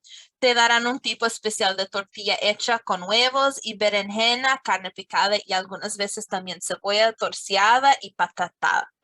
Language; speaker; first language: Spanish; non-native, fluent; English